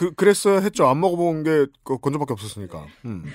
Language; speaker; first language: Korean; native; Korean